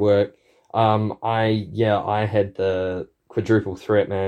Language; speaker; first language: English; native; English